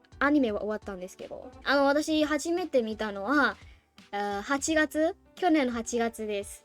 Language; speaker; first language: Japanese; non-native, fluent; Burmese